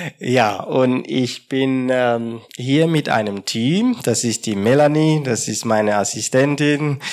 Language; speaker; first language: German; non-native, fluent; French